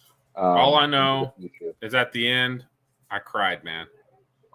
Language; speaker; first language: English; native; English